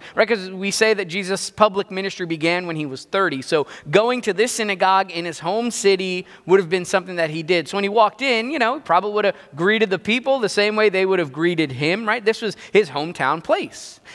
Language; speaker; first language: English; native; English